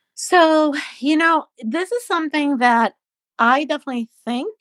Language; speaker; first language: English; non-native, fluent; Spanish